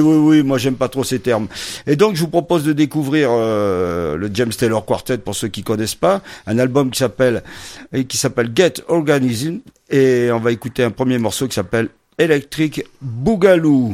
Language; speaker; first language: French; native; French